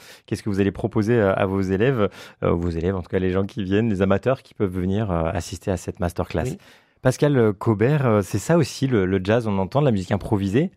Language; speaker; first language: French; native; French